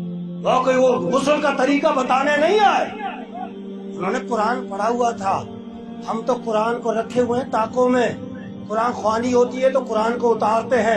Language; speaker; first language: Urdu; native; Urdu